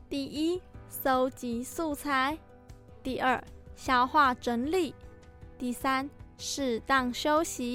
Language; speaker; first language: Chinese; native; Chinese